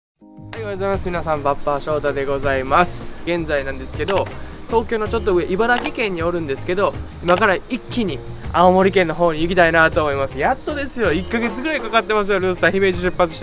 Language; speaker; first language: Japanese; native; Japanese